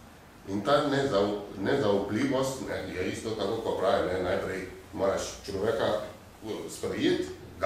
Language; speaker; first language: Slovenian; non-native, fluent; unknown